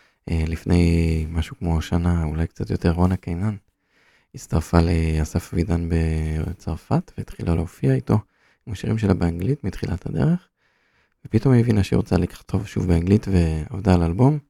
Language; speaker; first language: Hebrew; native; Hebrew